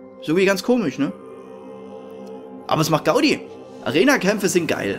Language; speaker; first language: German; native; German